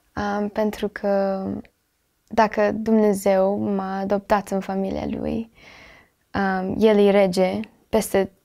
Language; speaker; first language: Romanian; early bilingual, heritage; Romanian